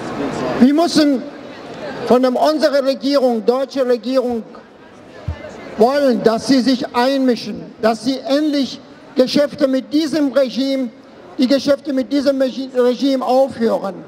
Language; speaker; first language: German; non-native, fluent; Persian